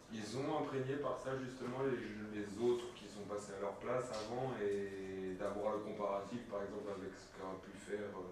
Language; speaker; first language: French; native; French